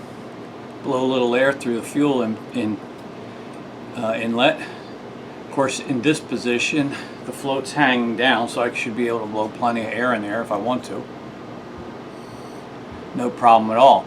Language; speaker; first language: English; native; English